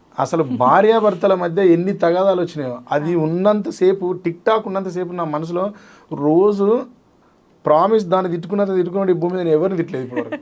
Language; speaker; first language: Telugu; native; Telugu